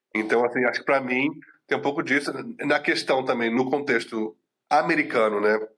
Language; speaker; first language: Portuguese; native; Portuguese